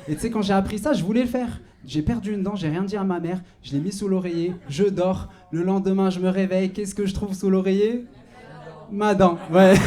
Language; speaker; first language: French; non-native, local second language; Arabic